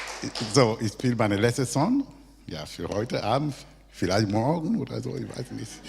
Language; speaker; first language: German; non-native, learner; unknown